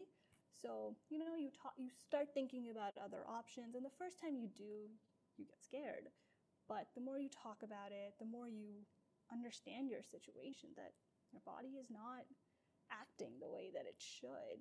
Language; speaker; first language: English; non-native, local second language; Urdu